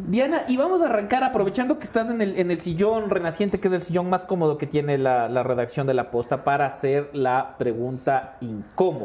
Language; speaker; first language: Spanish; native; Spanish